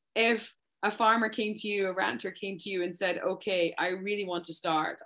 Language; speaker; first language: English; native; English